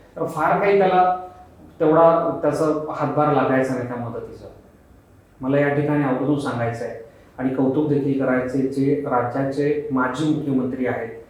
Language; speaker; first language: Marathi; native; Marathi